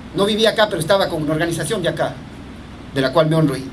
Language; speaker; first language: Spanish; native; Spanish